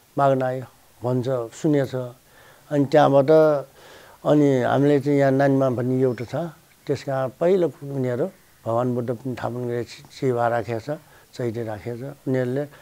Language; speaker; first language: Nepali; non-native, local second language; Newari